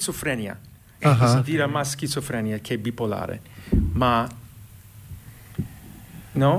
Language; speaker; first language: Spanish; non-native, fluent; English